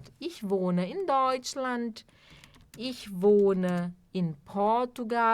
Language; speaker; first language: German; non-native, fluent; Portuguese